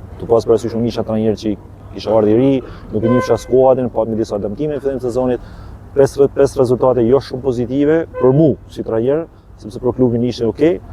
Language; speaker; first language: Albanian; native; Albanian